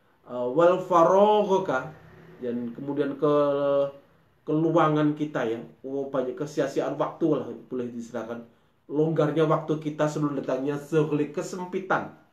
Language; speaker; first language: Indonesian; native; Indonesian